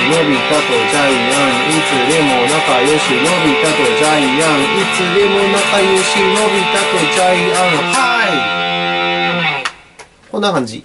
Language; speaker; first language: Japanese; native; Japanese